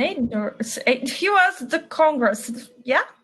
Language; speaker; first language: English; non-native, learner; Portuguese